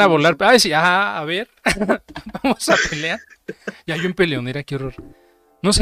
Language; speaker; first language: Spanish; native; Spanish